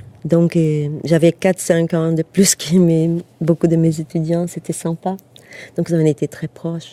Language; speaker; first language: French; non-native, fluent; Portuguese